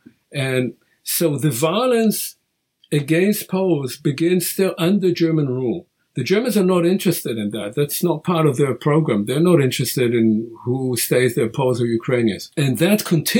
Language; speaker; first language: English; non-native, fluent; Hebrew